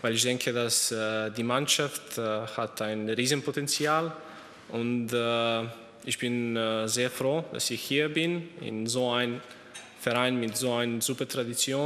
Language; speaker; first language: German; non-native, fluent; Serbian